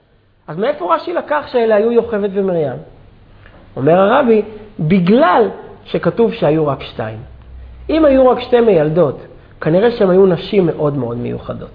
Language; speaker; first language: Hebrew; native; Hebrew